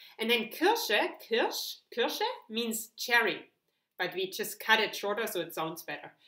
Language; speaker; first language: English; non-native, fluent; German